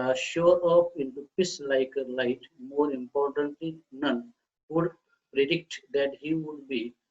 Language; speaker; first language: English; non-native, local second language; Marathi